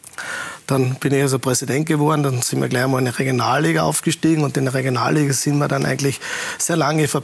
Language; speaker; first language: German; native; German